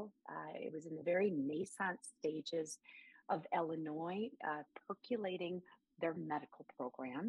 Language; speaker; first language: English; native; English